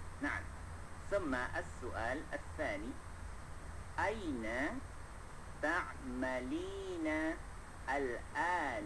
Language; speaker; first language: Arabic; non-native, fluent; Malay